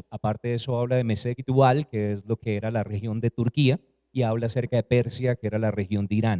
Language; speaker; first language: Spanish; native; Spanish